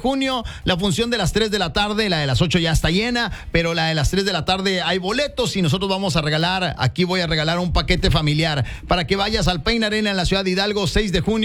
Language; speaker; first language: Spanish; native; Spanish